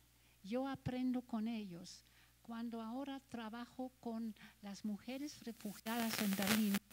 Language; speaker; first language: Spanish; non-native, fluent; German